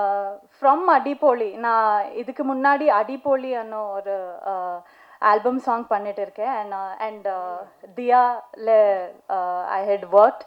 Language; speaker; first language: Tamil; non-native, learner; Kannada